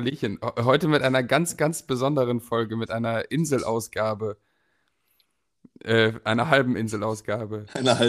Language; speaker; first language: German; native; German